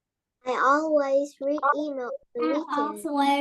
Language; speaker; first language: English; non-native, learner; Vietnamese